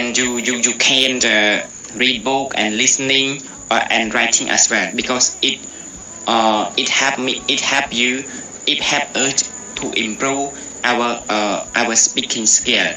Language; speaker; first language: English; non-native, learner; Khmer